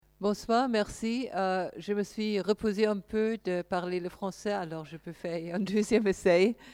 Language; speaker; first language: French; non-native, fluent; German